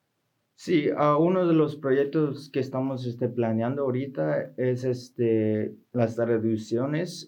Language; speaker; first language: Spanish; early bilingual, heritage; Spanish